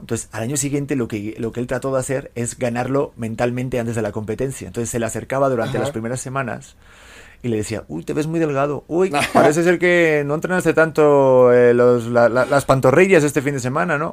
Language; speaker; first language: Spanish; native; Spanish